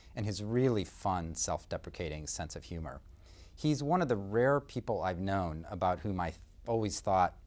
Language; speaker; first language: English; native; English